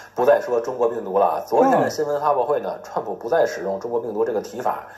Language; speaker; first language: Chinese; native; Chinese